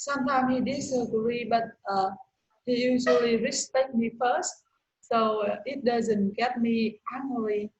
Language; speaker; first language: English; non-native, learner; Vietnamese